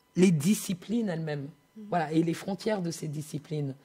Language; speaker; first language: French; native; French